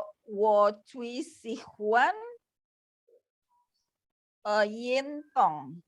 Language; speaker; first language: Chinese; non-native, learner; Indonesian